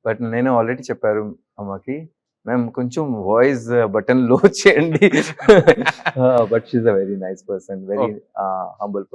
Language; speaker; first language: Telugu; non-native, learner; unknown